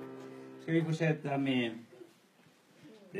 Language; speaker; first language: Swedish; non-native, fluent; Spanish